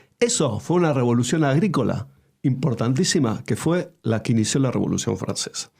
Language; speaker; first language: Spanish; native; Spanish